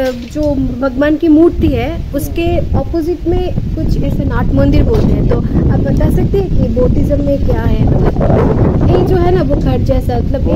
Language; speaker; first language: Hindi; non-native, local second language; Bangla